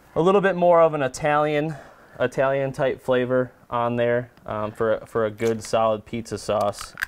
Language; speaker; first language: English; native; English